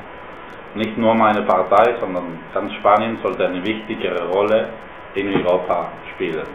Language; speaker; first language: German; non-native, fluent; Spanish